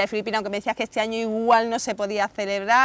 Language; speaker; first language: Spanish; native; Spanish